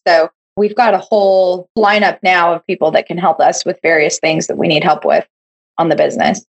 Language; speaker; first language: English; early bilingual, other home language; Hebrew